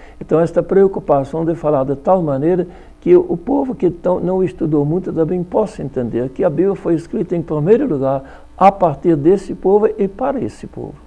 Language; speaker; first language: Portuguese; non-native, fluent; Dutch